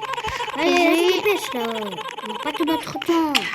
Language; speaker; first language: French; native; French